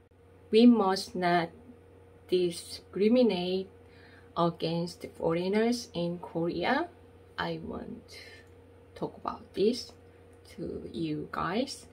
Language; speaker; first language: English; non-native, learner; Korean